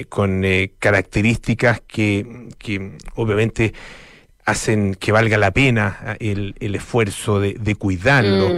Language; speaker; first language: Spanish; native; Spanish